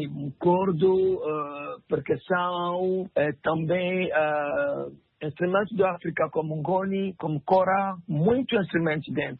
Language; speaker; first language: Portuguese; non-native, learner; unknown